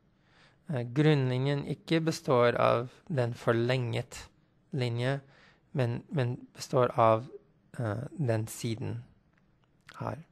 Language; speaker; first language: Norwegian; non-native, fluent; English